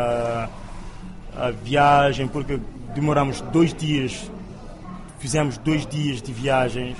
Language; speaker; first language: Portuguese; non-native, local second language; Kabuverdianu